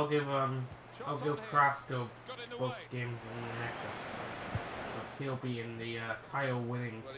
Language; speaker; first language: English; native; English